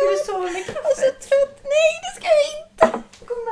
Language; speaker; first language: Swedish; native; Swedish